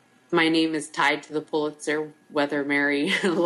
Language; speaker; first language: English; native; English